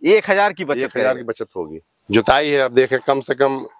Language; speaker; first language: Hindi; native; Hindi